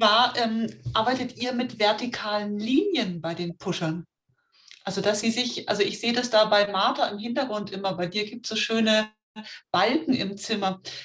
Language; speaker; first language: German; native; German